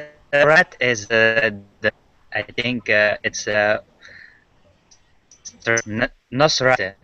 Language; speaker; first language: English; non-native, learner; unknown